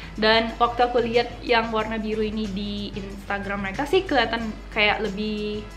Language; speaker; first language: Indonesian; early bilingual, heritage; Indonesian